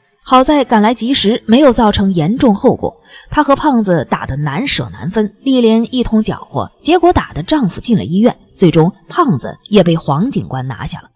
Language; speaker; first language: Chinese; native; Chinese